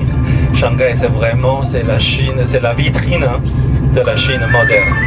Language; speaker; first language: French; non-native, fluent; Chinese